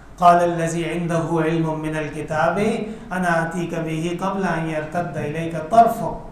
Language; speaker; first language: Urdu; non-native, local second language; Pashto